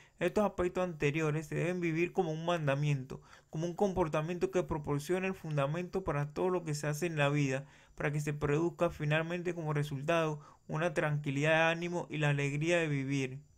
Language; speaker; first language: Spanish; native; Spanish